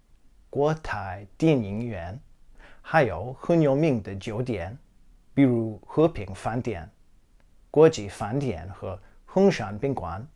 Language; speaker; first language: Chinese; non-native, fluent; English